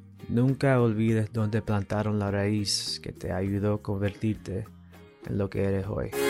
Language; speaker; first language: Spanish; early bilingual, heritage; Spanish